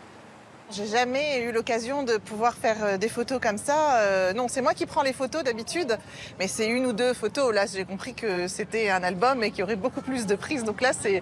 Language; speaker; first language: French; native; French